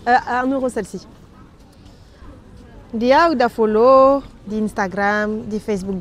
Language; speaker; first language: Indonesian; non-native, learner; Arabic